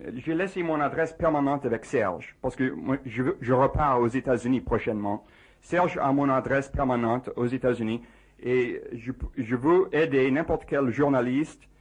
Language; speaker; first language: French; non-native, fluent; English